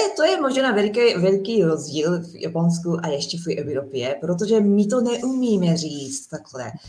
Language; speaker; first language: Czech; non-native, learner; Japanese